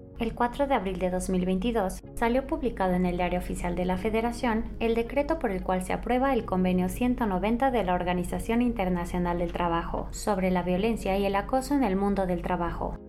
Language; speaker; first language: Spanish; native; Spanish